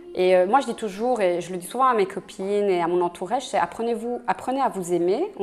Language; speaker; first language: French; early bilingual, other home language; Spanish